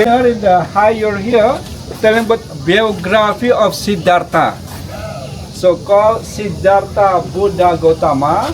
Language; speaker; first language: English; non-native, learner; Indonesian